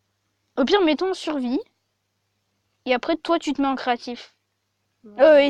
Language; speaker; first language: French; native; French